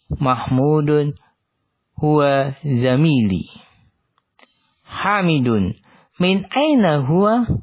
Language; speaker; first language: Arabic; non-native, fluent; Indonesian